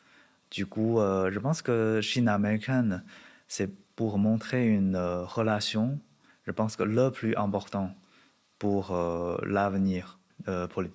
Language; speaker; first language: French; non-native, learner; Chinese